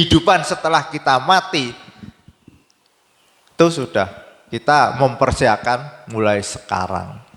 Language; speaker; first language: Indonesian; native; Indonesian